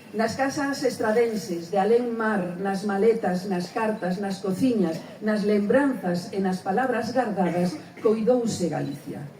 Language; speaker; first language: Galician; early bilingual, heritage; Spanish